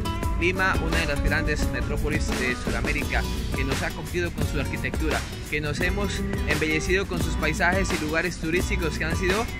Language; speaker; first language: Spanish; native; Spanish